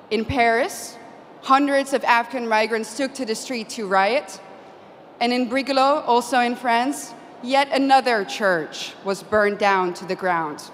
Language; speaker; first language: English; non-native, fluent; Dutch